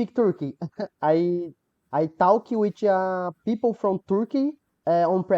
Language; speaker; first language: English; non-native, learner; Portuguese